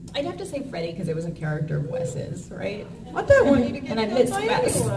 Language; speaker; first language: English; native; English